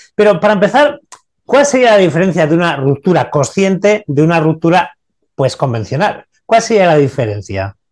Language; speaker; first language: Spanish; native; Spanish